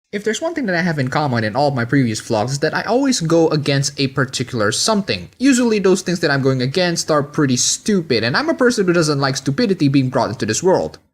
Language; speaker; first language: English; non-native, fluent; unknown